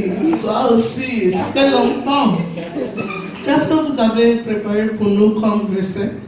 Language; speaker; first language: French; non-native, learner; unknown